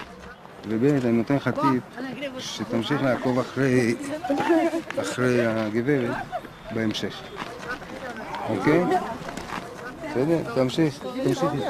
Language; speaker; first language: Hebrew; native; Hebrew